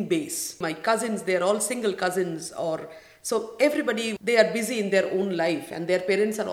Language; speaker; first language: English; non-native, local second language; Bangla